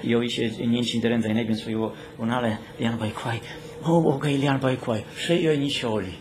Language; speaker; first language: Chinese; non-native, fluent; Polish